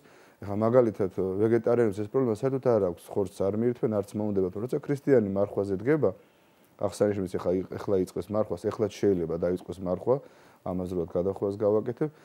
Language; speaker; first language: Georgian; native; Georgian